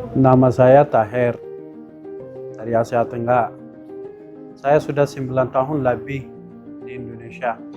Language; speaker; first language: Indonesian; non-native, fluent; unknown